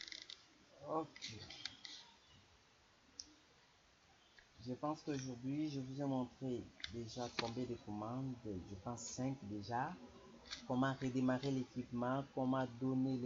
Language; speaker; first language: French; non-native, local second language; Lingala